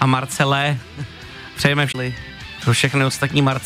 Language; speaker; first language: Czech; native; Czech